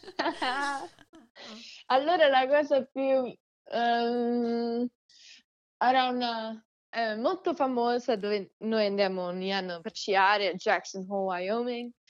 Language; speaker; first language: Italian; early bilingual, heritage; Italian